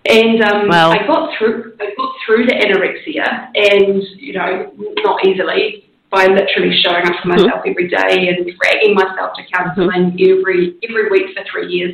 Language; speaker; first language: English; native; English